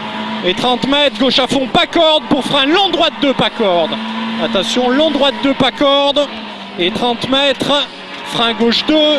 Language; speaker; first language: French; native; French